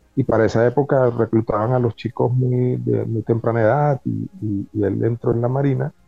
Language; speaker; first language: Spanish; native; Spanish